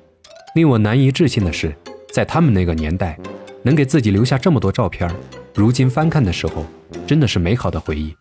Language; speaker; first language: Chinese; native; Chinese